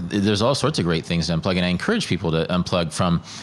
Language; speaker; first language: English; native; English